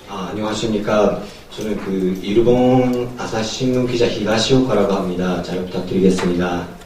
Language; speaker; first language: Korean; non-native, learner; Japanese